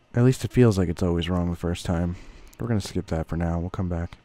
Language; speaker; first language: English; native; English